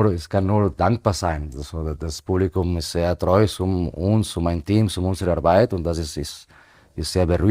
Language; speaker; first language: German; non-native, fluent; Spanish